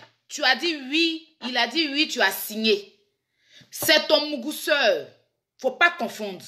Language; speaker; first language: French; native; French